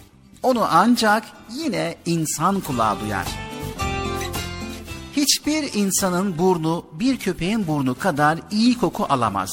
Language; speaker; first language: Turkish; native; Turkish